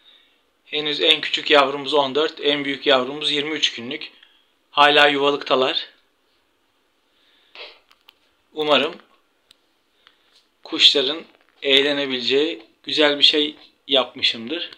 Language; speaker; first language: Turkish; native; Turkish